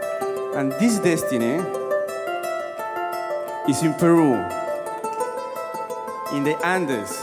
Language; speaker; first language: English; non-native, learner; Spanish